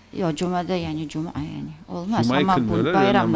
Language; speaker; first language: Turkish; non-native, fluent; Persian